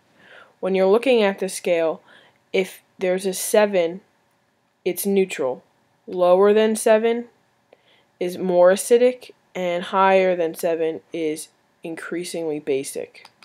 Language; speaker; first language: English; native; English